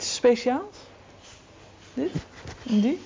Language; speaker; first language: Dutch; native; Dutch